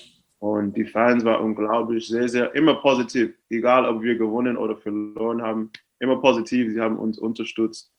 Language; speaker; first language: German; non-native, fluent; English